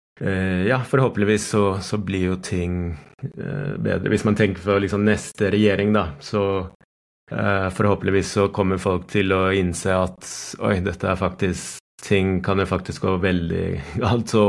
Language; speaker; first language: Norwegian; non-native, fluent; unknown